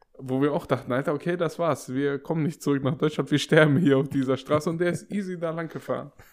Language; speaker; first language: German; native; German